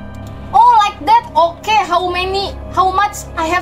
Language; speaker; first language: English; non-native, learner; Indonesian